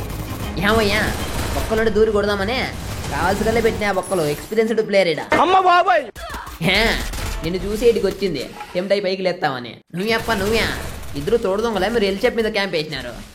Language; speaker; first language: Telugu; native; Telugu